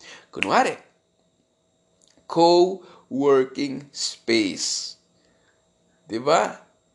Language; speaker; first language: English; non-native, local second language; Filipino